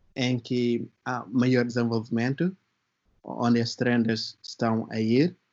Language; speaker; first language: Portuguese; non-native, fluent; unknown